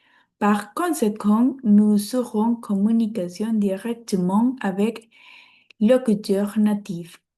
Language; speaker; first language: French; non-native, learner; Spanish